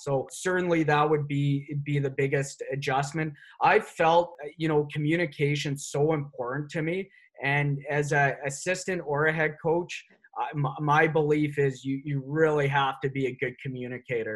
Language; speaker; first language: English; native; English